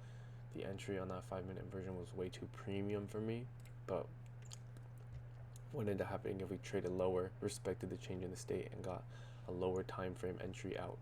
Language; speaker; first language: English; native; English